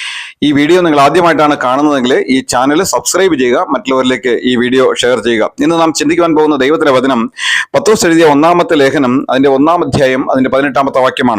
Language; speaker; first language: Malayalam; native; Malayalam